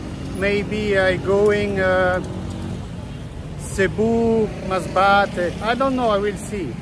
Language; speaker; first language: English; non-native, learner; French